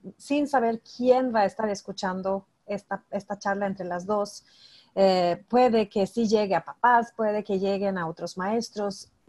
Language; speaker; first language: Spanish; non-native, fluent; Swedish